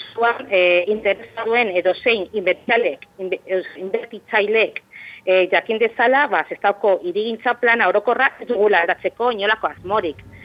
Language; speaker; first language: Basque; non-native, local second language; Spanish